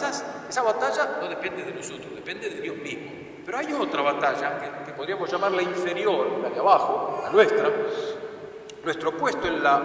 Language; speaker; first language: Spanish; native; Spanish